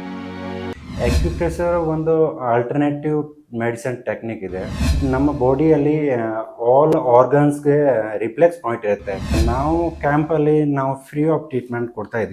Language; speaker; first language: Kannada; non-native, local second language; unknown